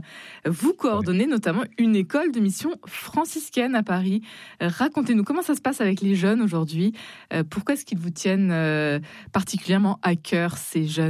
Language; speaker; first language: French; native; French